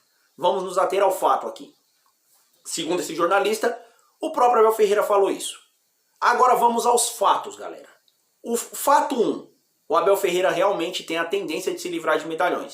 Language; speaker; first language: Portuguese; native; Portuguese